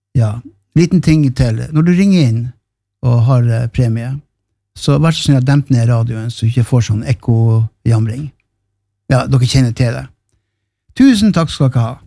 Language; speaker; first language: Norwegian; native; Norwegian